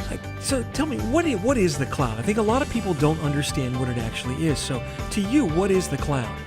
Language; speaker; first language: English; native; English